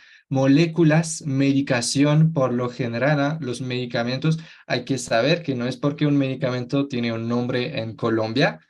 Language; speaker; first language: Spanish; non-native, fluent; French